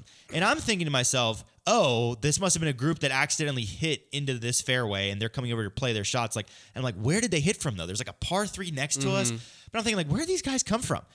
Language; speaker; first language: English; native; English